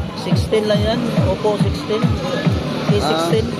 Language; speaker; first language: Filipino; native; Filipino